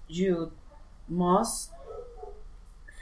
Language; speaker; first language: English; non-native, learner; Spanish